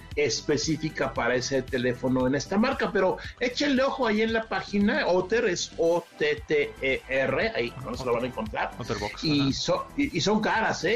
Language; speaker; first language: Spanish; native; Spanish